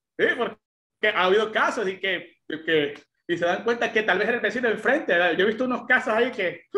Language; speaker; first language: Spanish; native; Spanish